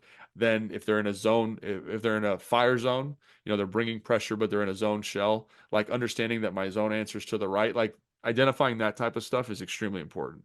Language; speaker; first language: English; native; English